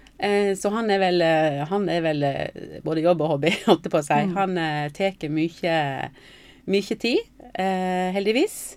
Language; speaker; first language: Norwegian; native; Norwegian